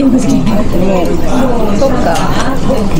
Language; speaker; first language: Japanese; native; Japanese